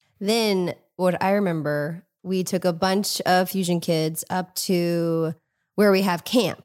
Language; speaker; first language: English; native; English